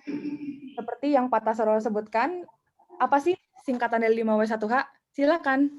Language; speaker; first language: Indonesian; native; Indonesian